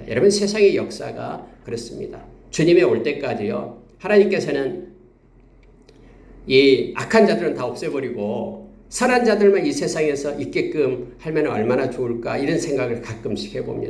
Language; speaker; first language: Korean; native; Korean